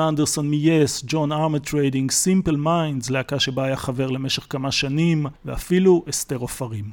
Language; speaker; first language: Hebrew; native; Hebrew